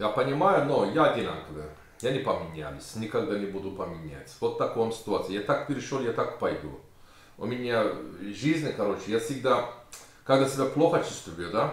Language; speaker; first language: Russian; non-native, learner; Turkish